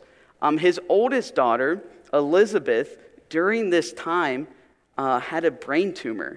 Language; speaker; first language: English; native; English